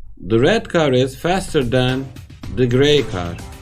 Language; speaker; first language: English; non-native, fluent; Turkish